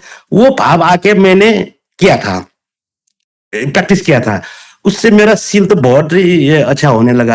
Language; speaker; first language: Hindi; non-native, local second language; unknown